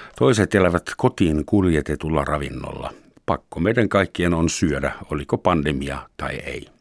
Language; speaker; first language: Finnish; non-native, fluent; German